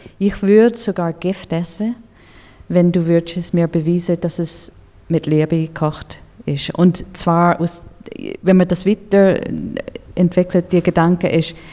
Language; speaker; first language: German; non-native, fluent; English